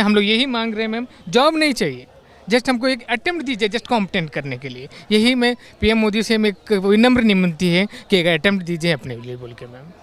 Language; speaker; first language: Hindi; non-native, local second language; Kannada